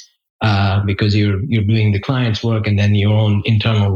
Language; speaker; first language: English; non-native, local second language; Gujarati